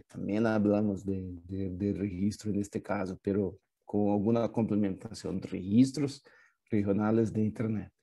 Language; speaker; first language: Spanish; non-native, fluent; Portuguese